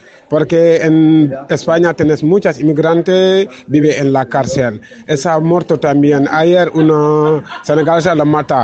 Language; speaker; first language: Spanish; non-native, learner; Wolof